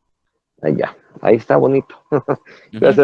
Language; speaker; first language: Spanish; native; Spanish